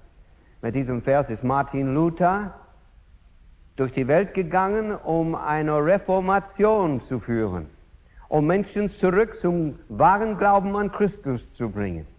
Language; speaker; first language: German; non-native, fluent; English